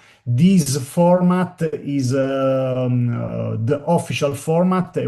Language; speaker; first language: English; non-native, learner; Italian